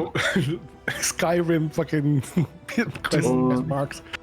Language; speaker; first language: English; native; English